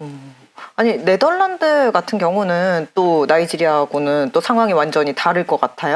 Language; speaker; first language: Korean; native; Korean